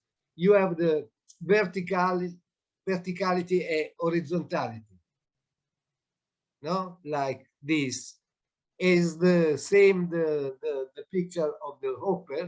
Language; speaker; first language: English; non-native, learner; Italian